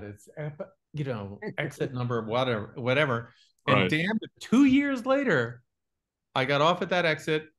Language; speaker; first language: English; native; English